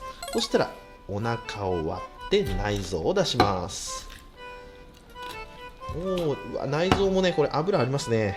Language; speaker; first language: Japanese; native; Japanese